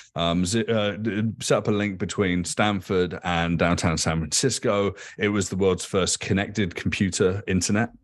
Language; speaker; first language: English; native; English